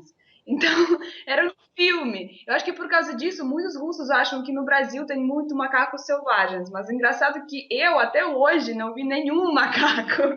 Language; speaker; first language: Portuguese; non-native, fluent; Russian